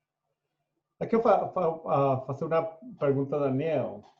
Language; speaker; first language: Portuguese; non-native, fluent; Spanish